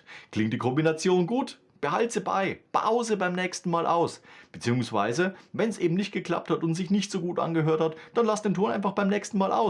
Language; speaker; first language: German; native; German